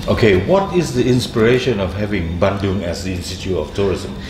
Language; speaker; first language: English; non-native, fluent; Thai